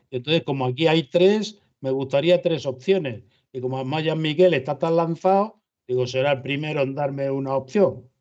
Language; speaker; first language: Spanish; native; Spanish